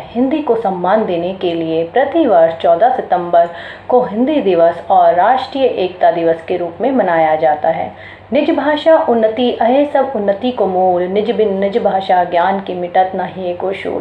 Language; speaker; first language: Hindi; native; Hindi